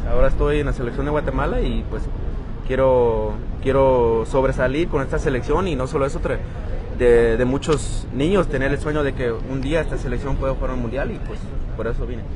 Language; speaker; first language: Spanish; early bilingual, heritage; Spanish